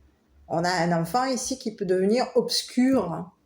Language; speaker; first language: French; native; French